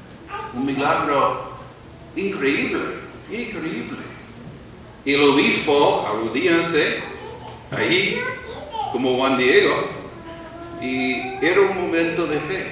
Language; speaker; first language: Spanish; non-native, fluent; English